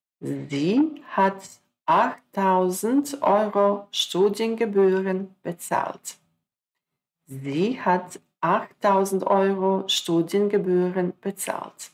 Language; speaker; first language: German; non-native, fluent; Croatian